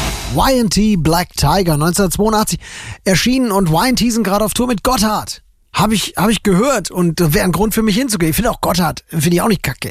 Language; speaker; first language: German; native; German